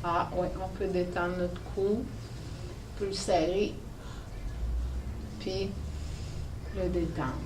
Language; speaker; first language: French; native; French